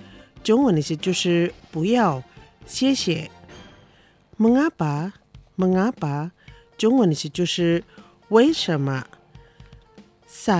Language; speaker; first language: Chinese; non-native, fluent; Indonesian